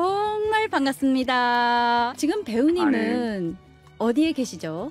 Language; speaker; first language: Korean; native; Korean